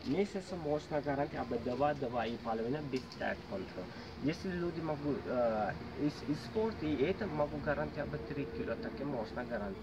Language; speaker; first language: Russian; non-native, learner; Sinhala